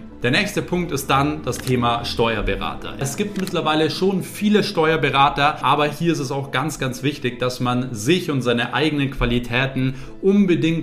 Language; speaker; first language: German; native; German